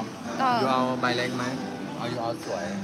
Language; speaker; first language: English; non-native, learner; Thai